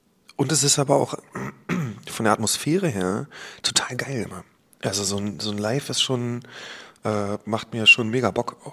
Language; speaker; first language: German; native; German